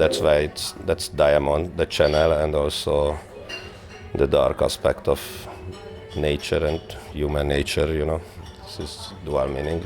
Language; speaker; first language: English; non-native, fluent; Hungarian